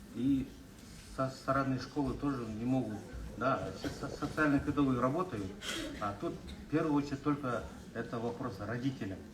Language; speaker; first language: Russian; non-native, local second language; Kazakh